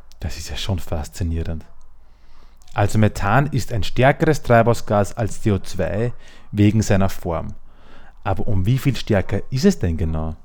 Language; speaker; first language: German; native; German